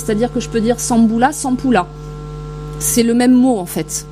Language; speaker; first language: French; native; French